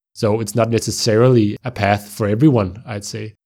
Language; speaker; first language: English; non-native, fluent; Danish